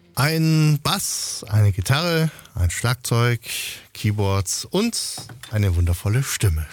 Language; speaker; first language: German; native; German